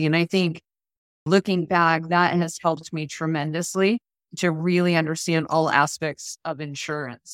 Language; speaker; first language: English; native; English